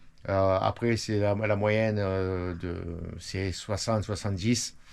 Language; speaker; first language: French; native; French